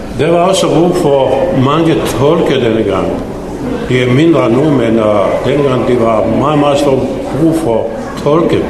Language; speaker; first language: Danish; non-native, fluent; Bosnian